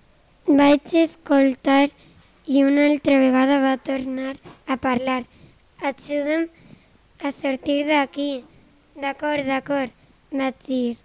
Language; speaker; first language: Catalan; non-native, local second language; Spanish